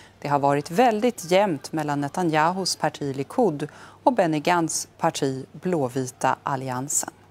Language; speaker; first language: Swedish; native; Swedish